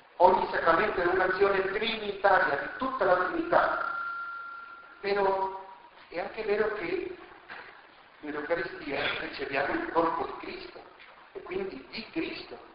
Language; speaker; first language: Italian; non-native, fluent; Spanish